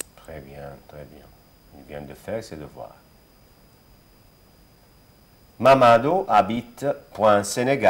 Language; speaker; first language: French; non-native, fluent; Arabic